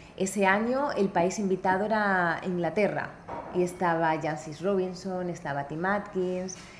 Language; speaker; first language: Spanish; native; Spanish